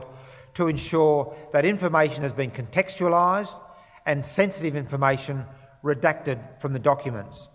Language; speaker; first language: English; native; English